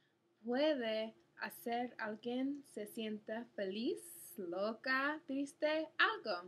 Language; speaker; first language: Spanish; non-native, learner; English